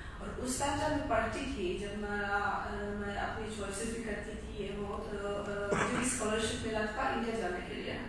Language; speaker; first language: Urdu; non-native, fluent; Polish